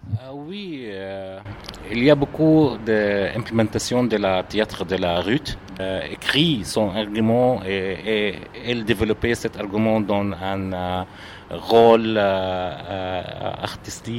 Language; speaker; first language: French; non-native, learner; Arabic